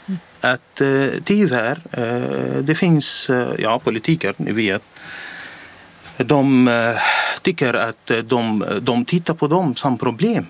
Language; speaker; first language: Swedish; non-native, learner; Arabic